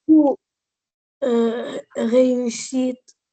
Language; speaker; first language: French; non-native, learner; Arabic